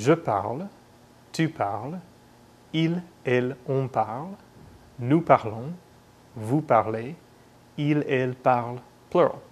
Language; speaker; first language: French; non-native, fluent; English